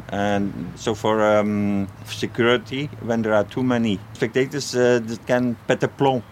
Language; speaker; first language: English; non-native, fluent; Dutch